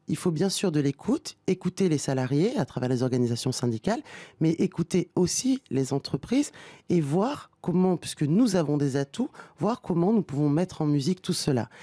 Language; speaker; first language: French; native; French